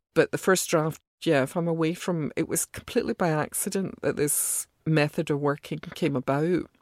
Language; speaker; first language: English; native; English